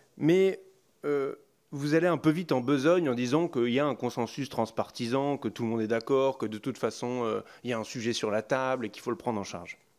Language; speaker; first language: French; native; French